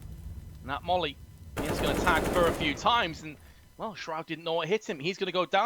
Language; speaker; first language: English; native; English